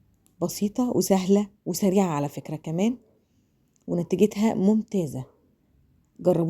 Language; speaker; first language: Arabic; native; Arabic